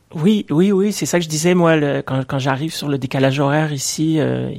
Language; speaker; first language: French; native; French